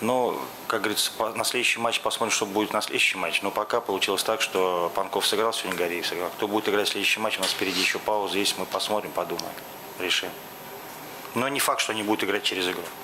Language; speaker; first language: Russian; native; Russian